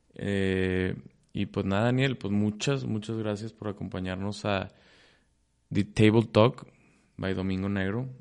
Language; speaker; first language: Spanish; native; Spanish